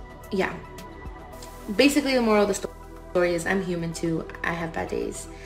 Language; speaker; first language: English; early bilingual, other home language; Spanish